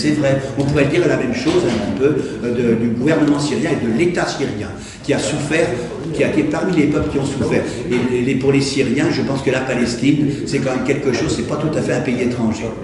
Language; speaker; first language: French; native; French